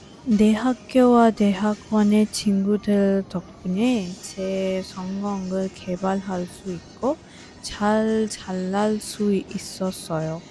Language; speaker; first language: Korean; non-native, fluent; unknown